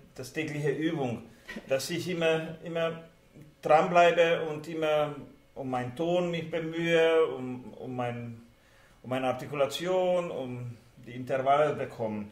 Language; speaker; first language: German; non-native, fluent; Hungarian